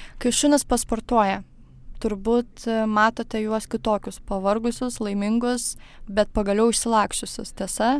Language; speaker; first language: Lithuanian; native; Lithuanian